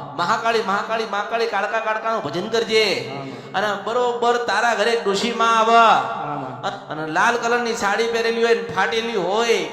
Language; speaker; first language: Gujarati; native; Gujarati